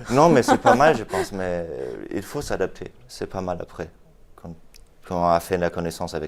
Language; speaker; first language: French; non-native, fluent; German